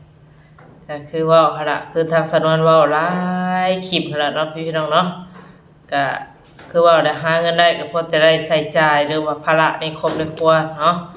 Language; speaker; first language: Thai; non-native, local second language; Lao